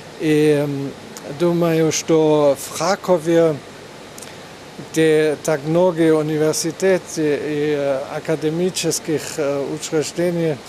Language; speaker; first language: Russian; non-native, learner; German